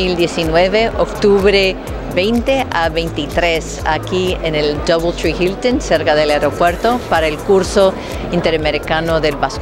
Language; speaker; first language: Spanish; non-native, fluent; English